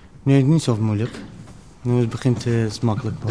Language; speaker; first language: Dutch; non-native, learner; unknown